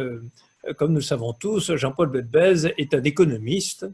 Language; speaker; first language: French; native; French